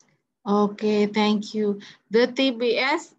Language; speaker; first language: English; non-native, fluent; Indonesian